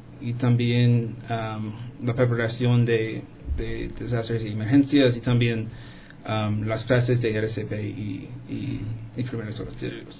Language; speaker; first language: Spanish; non-native, fluent; English